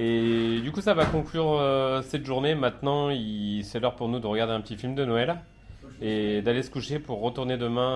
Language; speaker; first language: French; native; French